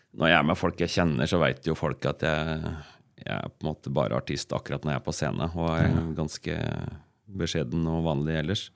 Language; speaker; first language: Norwegian; native; Norwegian